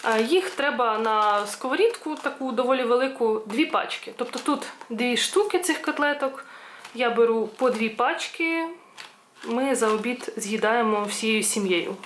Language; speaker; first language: Ukrainian; non-native, local second language; Russian